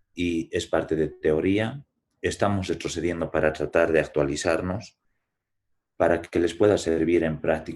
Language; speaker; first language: Spanish; native; Spanish